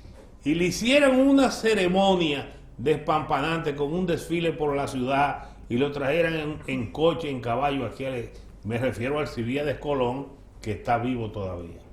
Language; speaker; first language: Spanish; native; Spanish